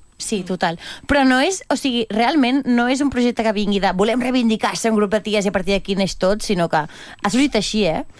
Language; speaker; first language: Catalan; native; Catalan